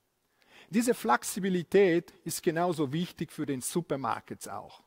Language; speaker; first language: German; non-native, fluent; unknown